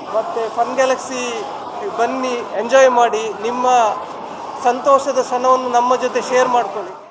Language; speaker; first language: Kannada; native; Kannada